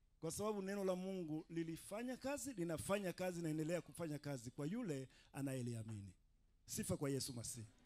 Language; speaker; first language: Swahili; non-native, local second language; Rundi